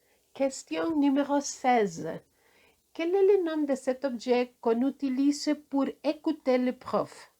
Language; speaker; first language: French; non-native, fluent; Spanish